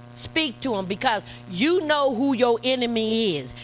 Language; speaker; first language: English; native; English